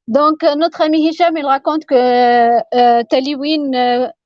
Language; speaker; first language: French; non-native, local second language; Arabic